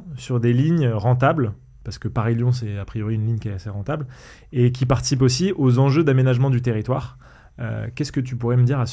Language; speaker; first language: French; native; French